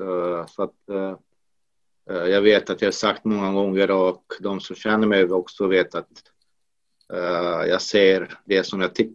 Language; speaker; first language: Swedish; non-native, fluent; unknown